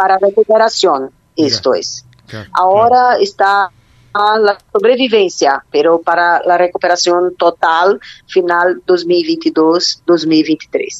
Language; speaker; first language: Spanish; non-native, learner; Portuguese